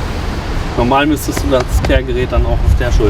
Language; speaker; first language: German; native; German